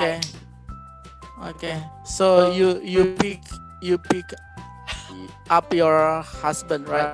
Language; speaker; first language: English; non-native, fluent; Indonesian